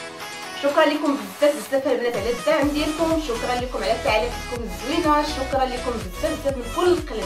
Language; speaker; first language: Arabic; native; Arabic